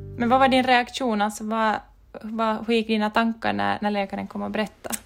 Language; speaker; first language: Swedish; native; Swedish